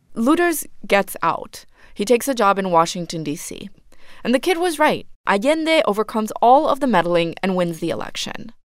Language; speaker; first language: English; non-native, fluent; Spanish